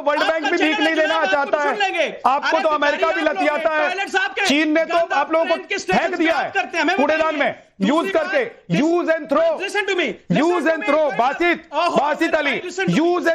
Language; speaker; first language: Hindi; native; Hindi